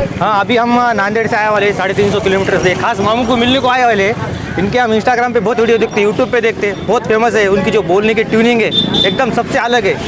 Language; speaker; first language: Hindi; non-native, local second language; Marathi